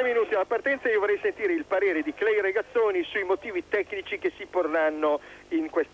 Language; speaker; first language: Italian; native; Italian